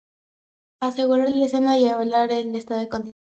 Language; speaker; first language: Spanish; native; Spanish